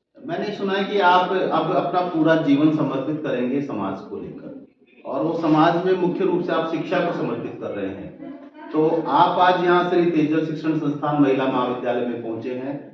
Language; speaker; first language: Hindi; native; Hindi